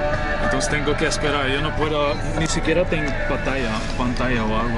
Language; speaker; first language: Spanish; non-native, learner; Dutch